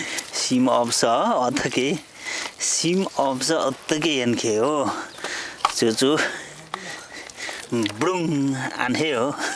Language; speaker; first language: Korean; non-native, learner; Nepali